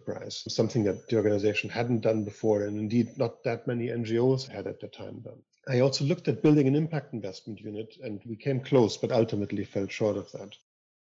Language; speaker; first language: English; non-native, fluent; German